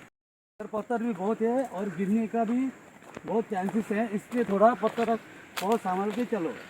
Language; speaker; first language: Hindi; non-native, local second language; Konkani